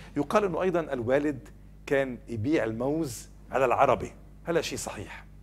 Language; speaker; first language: Arabic; native; Arabic